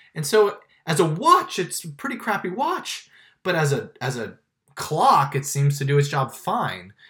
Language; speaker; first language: English; native; English